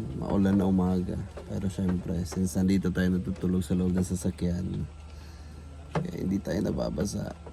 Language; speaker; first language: Filipino; non-native, local second language; Cebuano